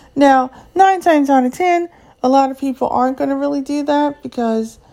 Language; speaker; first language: English; native; English